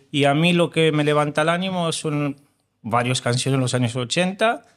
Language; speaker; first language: Spanish; non-native, fluent; Romanian